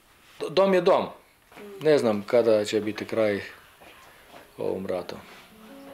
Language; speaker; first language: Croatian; non-native, learner; Ukrainian